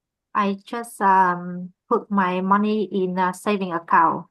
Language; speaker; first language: English; non-native, learner; Vietnamese